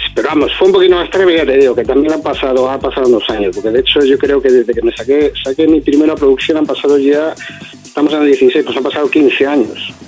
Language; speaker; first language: Spanish; native; Spanish